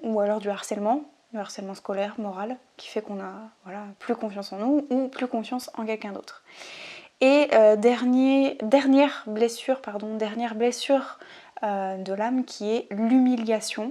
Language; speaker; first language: French; native; French